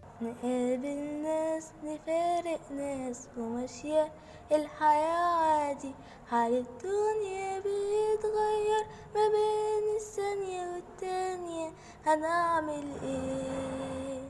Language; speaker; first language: Arabic; native; Arabic